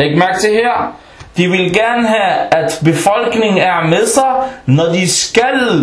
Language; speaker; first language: Danish; early bilingual, other home language; Arabic